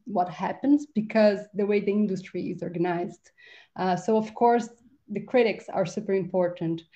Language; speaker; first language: English; non-native, fluent; Portuguese